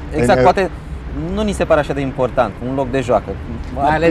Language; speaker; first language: Romanian; native; Romanian